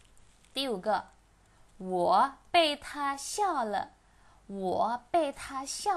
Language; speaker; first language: Chinese; non-native, fluent; Indonesian